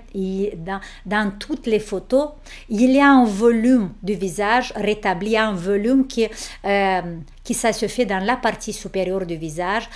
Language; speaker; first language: French; non-native, fluent; Romanian